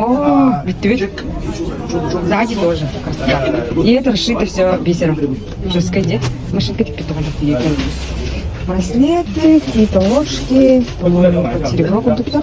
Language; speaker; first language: Russian; native; Russian